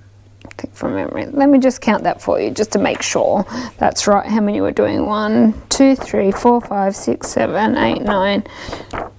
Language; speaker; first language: English; native; English